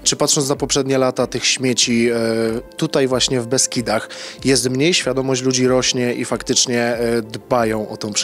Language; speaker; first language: Polish; native; Polish